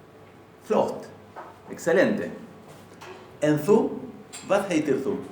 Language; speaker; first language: Icelandic; non-native, learner; Spanish